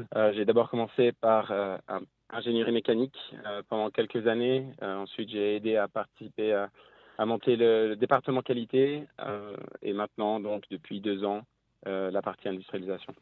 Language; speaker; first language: French; native; French